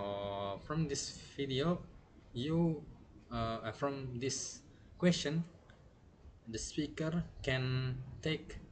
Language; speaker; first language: English; non-native, learner; Indonesian